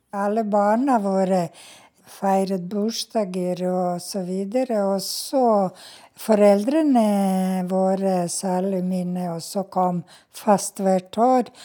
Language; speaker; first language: Norwegian; non-native, fluent; Serbian